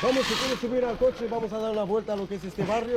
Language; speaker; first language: Spanish; non-native, fluent; Arabic